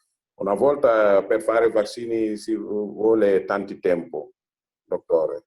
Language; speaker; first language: Italian; non-native, fluent; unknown